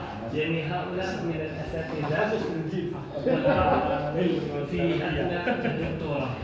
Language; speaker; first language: Arabic; non-native, fluent; Indonesian